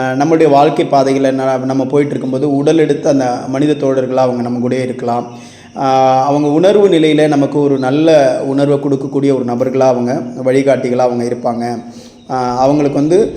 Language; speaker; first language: Tamil; native; Tamil